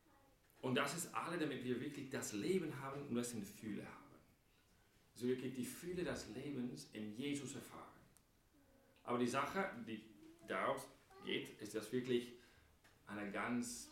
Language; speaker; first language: German; non-native, fluent; English